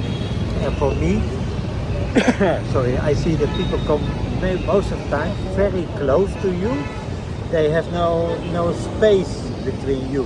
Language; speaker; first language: English; non-native, learner; Dutch